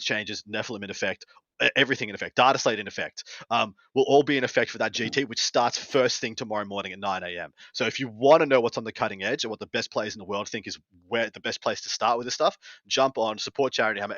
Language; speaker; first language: English; native; English